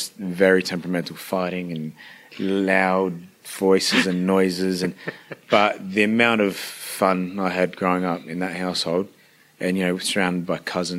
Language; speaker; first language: English; early bilingual, other home language; Italian